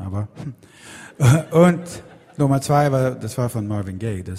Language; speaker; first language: German; non-native, fluent; Swedish